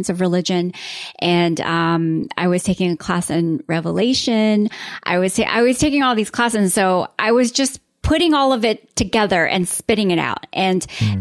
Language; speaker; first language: English; native; English